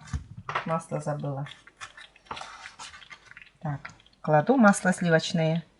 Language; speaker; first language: Russian; native; Russian